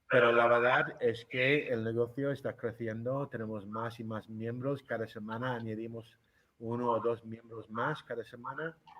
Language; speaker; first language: Spanish; non-native, fluent; English